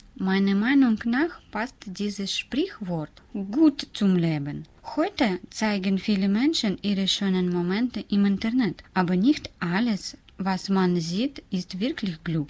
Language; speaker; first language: German; non-native, learner; Russian